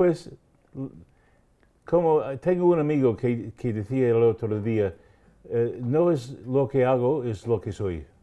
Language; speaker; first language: Spanish; non-native, fluent; English